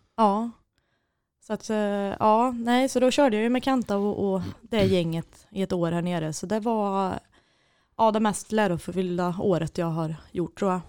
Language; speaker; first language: Swedish; native; Swedish